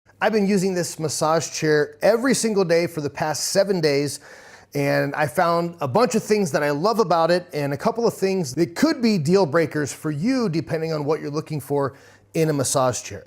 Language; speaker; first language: English; native; English